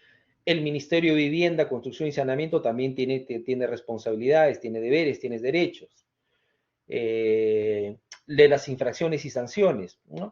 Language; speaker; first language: Spanish; native; Spanish